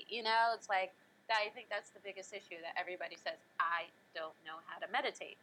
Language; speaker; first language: English; native; English